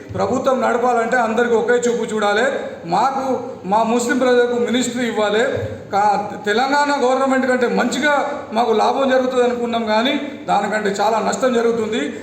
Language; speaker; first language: Telugu; non-native, local second language; Urdu